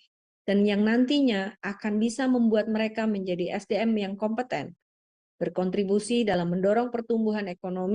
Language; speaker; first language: Indonesian; native; Indonesian